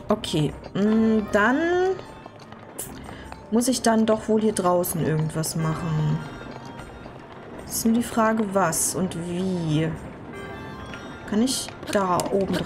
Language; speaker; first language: German; native; German